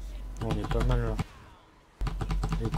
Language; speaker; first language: French; native; French